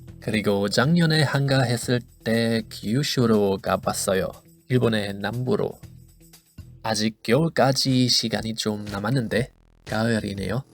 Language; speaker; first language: Korean; non-native, fluent; German